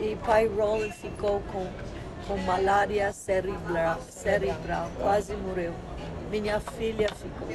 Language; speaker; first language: Portuguese; non-native, learner; English